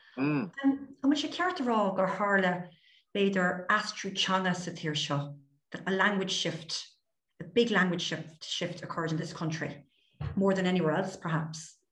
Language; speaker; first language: Irish; non-native, local second language; English